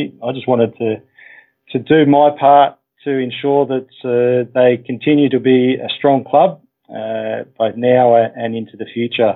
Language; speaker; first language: English; native; English